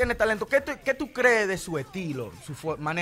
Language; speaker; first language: Spanish; early bilingual, heritage; Spanish